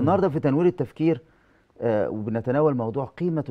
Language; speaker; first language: Arabic; native; Arabic